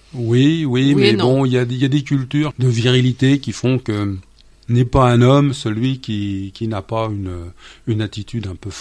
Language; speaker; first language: French; native; French